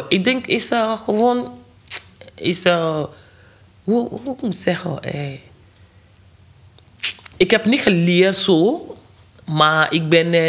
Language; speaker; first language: Dutch; non-native, learner; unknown